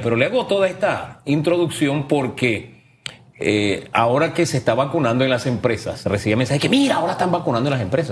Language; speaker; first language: Spanish; native; Spanish